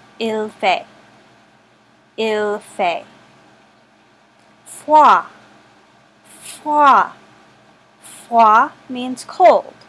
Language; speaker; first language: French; non-native, fluent; English